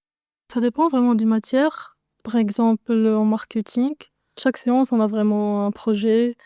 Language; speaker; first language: French; non-native, fluent; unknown